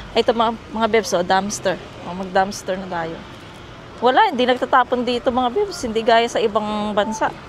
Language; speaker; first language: Filipino; native; Filipino